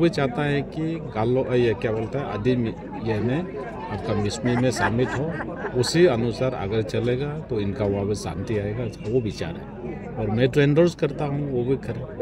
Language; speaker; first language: Hindi; non-native, local second language; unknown